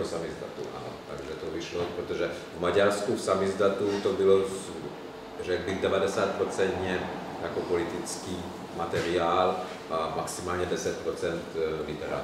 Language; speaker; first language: Czech; non-native, fluent; Hungarian